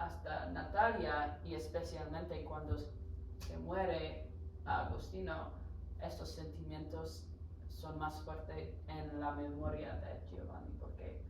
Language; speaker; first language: Spanish; non-native, learner; English